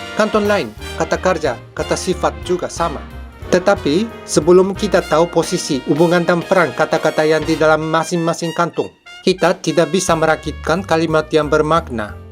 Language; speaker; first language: Indonesian; non-native, fluent; Japanese